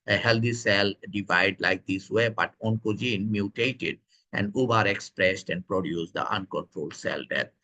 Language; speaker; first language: English; non-native, local second language; Bangla